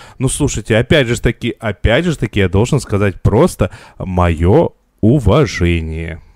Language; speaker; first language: Russian; native; Russian